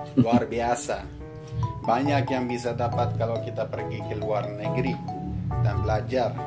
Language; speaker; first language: Indonesian; non-native, fluent; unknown